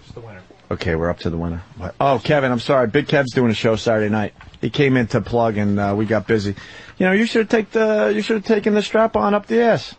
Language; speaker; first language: English; native; English